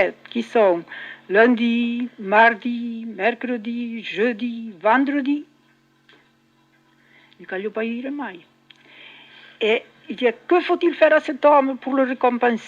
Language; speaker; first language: French; non-native, local second language; Occitan